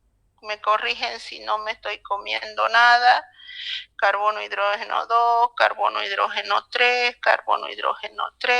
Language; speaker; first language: Spanish; native; Spanish